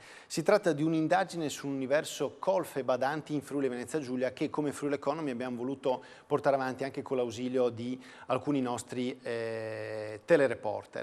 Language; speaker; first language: Italian; native; Italian